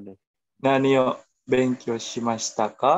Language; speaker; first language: Japanese; non-native, learner; Indonesian